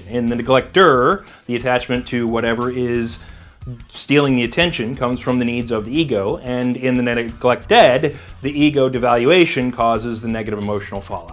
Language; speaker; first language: English; native; English